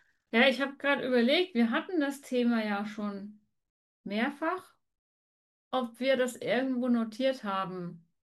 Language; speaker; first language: German; native; German